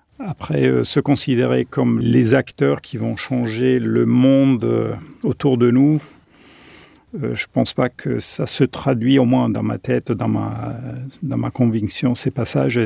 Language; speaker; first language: French; non-native, fluent; German